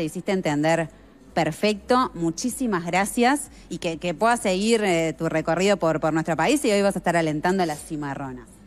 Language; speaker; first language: Spanish; native; Spanish